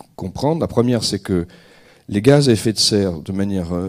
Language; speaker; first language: French; native; French